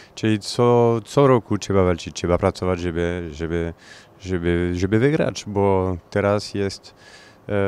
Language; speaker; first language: Polish; non-native, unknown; French